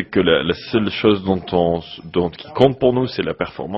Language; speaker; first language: French; native; French